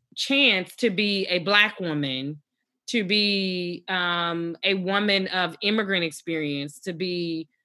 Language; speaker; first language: English; native; English